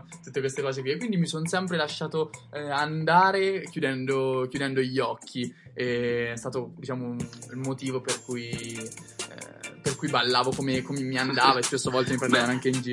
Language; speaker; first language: Italian; native; Italian